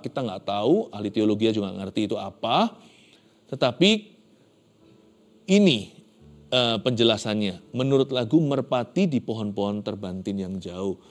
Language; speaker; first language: Indonesian; native; Indonesian